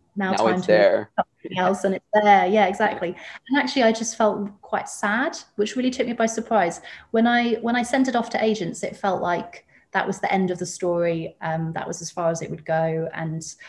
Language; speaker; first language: English; native; English